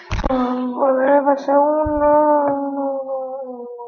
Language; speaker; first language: Spanish; native; Spanish